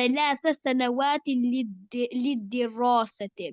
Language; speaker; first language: Arabic; non-native, learner; Albanian